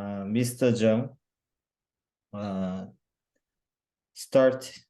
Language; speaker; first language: English; non-native, learner; Korean